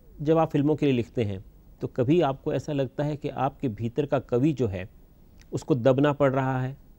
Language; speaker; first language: Hindi; native; Hindi